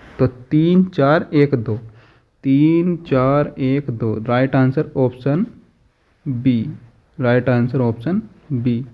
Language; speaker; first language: Hindi; native; Hindi